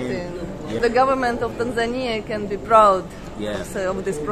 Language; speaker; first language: English; non-native, fluent; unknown